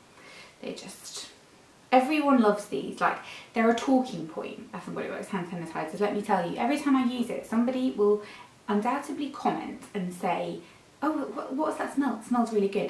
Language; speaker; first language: English; native; English